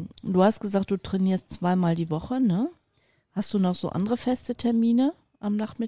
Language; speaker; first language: German; native; German